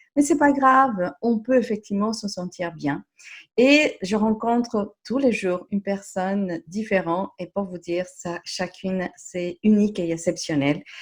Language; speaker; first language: French; non-native, fluent; Spanish